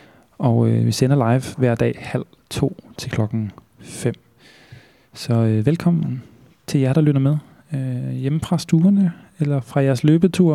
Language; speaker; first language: Danish; native; Danish